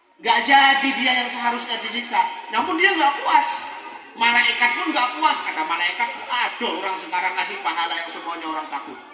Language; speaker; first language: Indonesian; non-native, local second language; Javanese